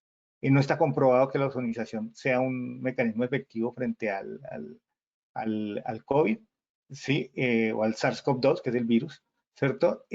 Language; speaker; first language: Spanish; native; Spanish